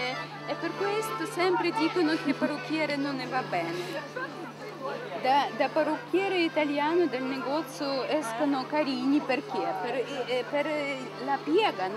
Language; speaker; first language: Italian; non-native, learner; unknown